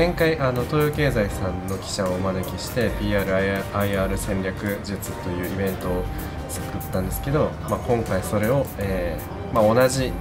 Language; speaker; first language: Japanese; native; Japanese